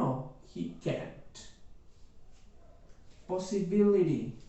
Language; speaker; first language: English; non-native, fluent; Spanish